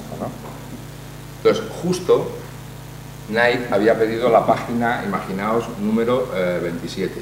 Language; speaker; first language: Spanish; native; Spanish